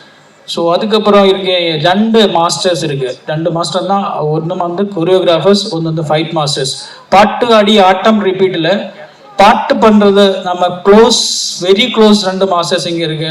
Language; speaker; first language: Tamil; non-native, learner; Malayalam